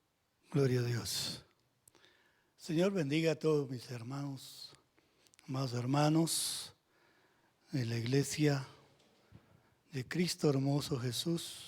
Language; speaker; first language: Spanish; native; Spanish